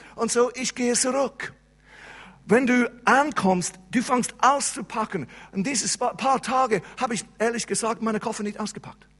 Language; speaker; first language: German; non-native, fluent; English